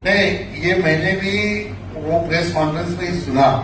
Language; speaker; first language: Hindi; non-native, local second language; Marathi